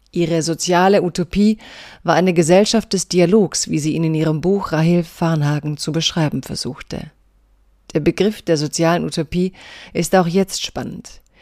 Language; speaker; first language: German; early bilingual, other home language; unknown